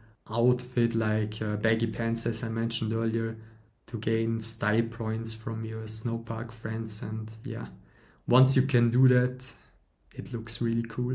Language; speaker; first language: English; non-native, fluent; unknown